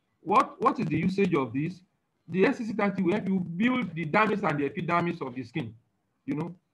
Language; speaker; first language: English; non-native, local second language; Yoruba